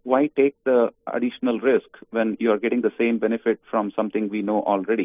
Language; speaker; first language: English; non-native, local second language; Kannada